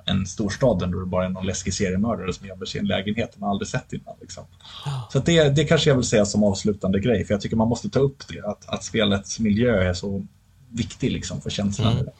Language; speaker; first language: Swedish; native; Swedish